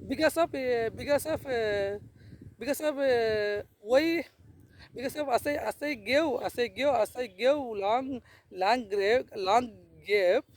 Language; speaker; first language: English; non-native, learner; Tamil